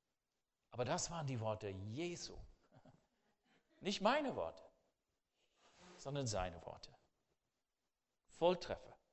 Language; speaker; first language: German; non-native, fluent; English